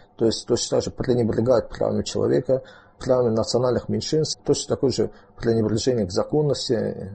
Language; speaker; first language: Russian; non-native, local second language; Azerbaijani